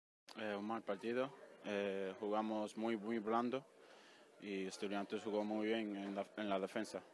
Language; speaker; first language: Spanish; non-native, fluent; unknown